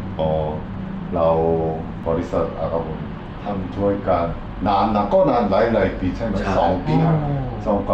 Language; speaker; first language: Thai; non-native, learner; Korean